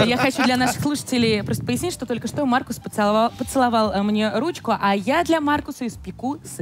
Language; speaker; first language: Russian; native; Russian